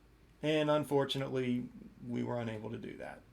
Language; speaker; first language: English; native; English